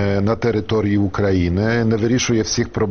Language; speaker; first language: Ukrainian; non-native, fluent; Polish